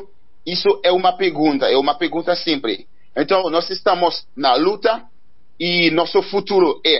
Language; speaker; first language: Portuguese; non-native, learner; Haitian Creole